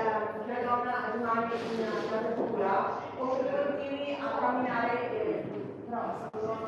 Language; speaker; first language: Italian; native; Italian